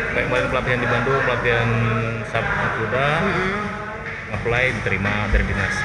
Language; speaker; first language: Indonesian; native; Indonesian